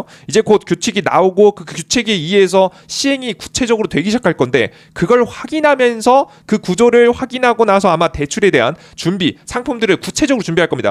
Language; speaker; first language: Korean; native; Korean